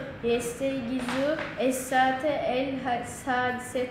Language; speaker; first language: Arabic; non-native, learner; Turkish